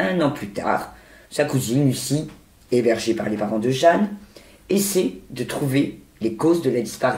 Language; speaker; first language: French; native; French